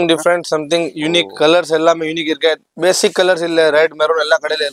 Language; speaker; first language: Tamil; non-native, local second language; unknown